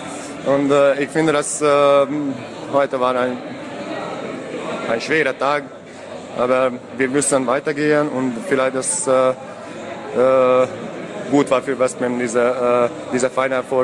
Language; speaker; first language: German; non-native, learner; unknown